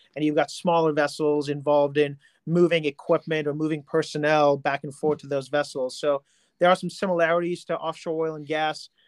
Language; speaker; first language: English; non-native, local second language; Hindi